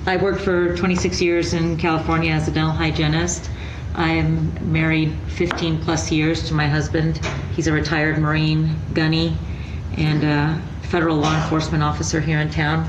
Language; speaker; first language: English; early bilingual, other home language; Spanish